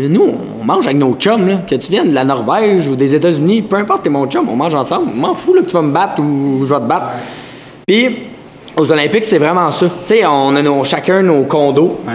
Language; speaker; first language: French; native; French